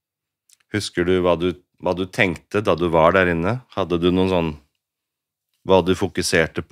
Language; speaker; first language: Norwegian; native; Norwegian